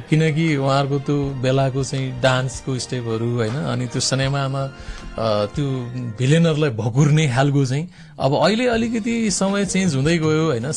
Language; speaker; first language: Nepali; non-native, local second language; Gurung